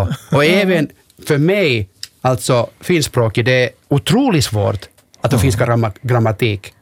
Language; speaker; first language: Swedish; non-native, local second language; Finnish